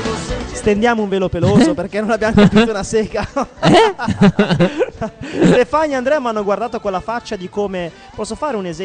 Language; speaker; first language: Italian; native; Italian